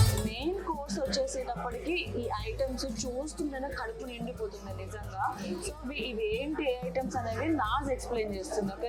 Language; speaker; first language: Telugu; native; Telugu